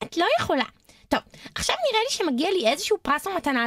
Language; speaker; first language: Hebrew; native; Hebrew